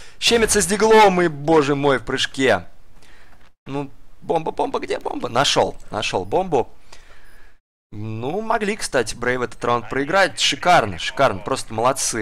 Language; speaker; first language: Russian; native; Russian